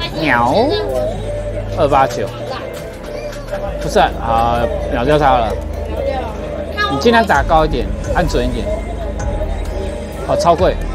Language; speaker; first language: Chinese; native; Chinese